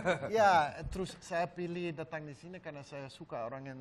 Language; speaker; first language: Indonesian; non-native, learner; Dutch